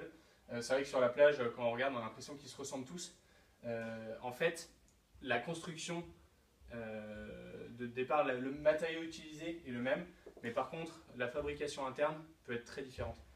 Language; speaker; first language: French; native; French